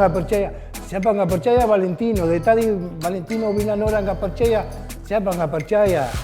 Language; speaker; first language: Indonesian; non-native, fluent; Spanish